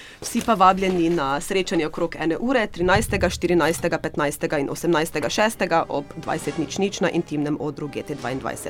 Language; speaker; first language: Slovenian; native; Slovenian